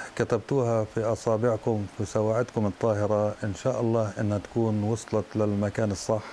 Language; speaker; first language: Arabic; native; Arabic